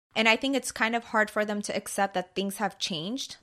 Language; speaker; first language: English; early bilingual, other home language; Persian